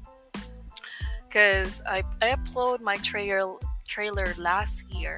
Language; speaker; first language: English; non-native, local second language; Filipino